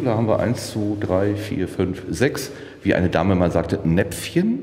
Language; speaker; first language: German; native; German